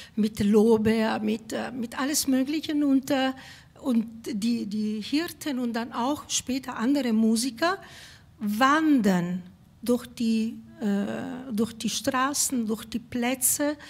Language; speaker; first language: German; non-native, fluent; Italian